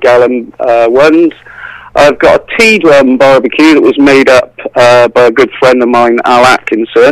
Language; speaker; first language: English; native; English